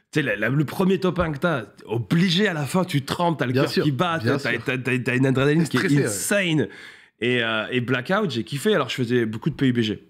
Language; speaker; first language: French; native; French